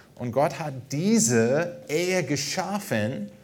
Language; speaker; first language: German; non-native, fluent; English